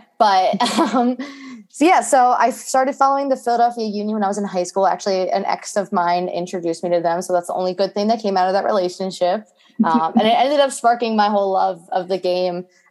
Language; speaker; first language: English; native; English